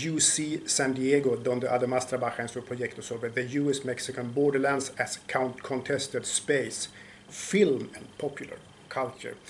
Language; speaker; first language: Spanish; non-native, fluent; Swedish